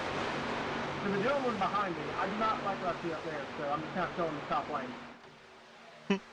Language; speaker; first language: English; native; English